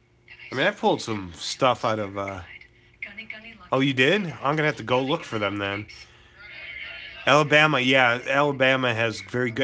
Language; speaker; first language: English; native; English